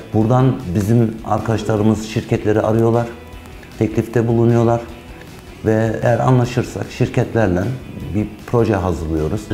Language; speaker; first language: Turkish; early bilingual, heritage; Turkish